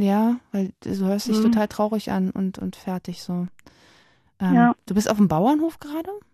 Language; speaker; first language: German; native; German